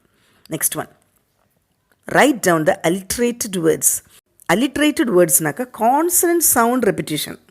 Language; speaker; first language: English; non-native, local second language; Tamil